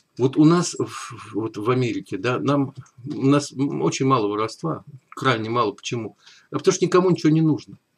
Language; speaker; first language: Russian; native; Russian